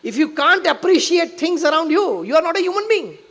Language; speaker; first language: English; non-native, local second language; Gujarati